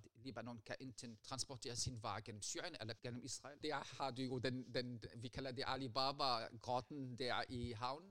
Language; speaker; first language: Danish; non-native, fluent; Arabic